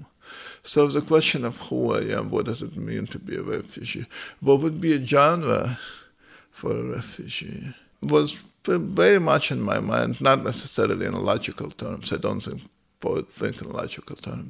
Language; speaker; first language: English; non-native, fluent; Ukrainian